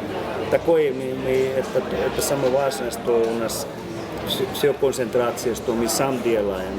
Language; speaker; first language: Russian; non-native, learner; Finnish